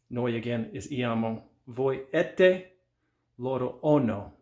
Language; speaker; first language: Italian; non-native, fluent; English